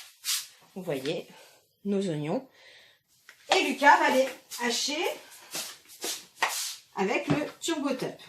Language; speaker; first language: French; native; French